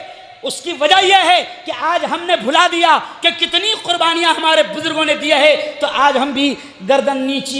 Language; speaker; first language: Urdu; native; Urdu